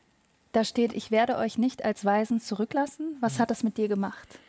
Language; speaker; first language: German; native; German